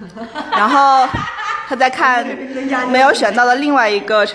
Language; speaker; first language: Chinese; native; Chinese